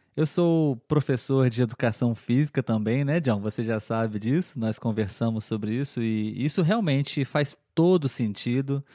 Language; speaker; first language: Portuguese; native; Portuguese